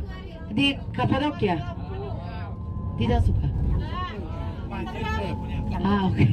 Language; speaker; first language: Indonesian; non-native, fluent; Turkish